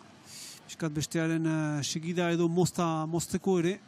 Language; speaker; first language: Basque; native; Basque